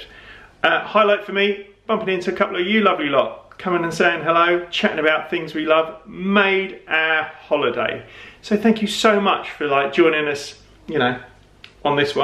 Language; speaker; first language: English; native; English